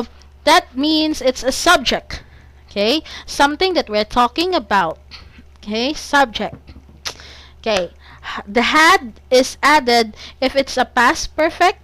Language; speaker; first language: English; non-native, fluent; Cebuano